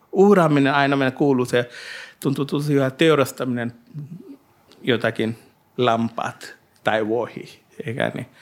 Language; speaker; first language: Finnish; non-native, learner; Hindi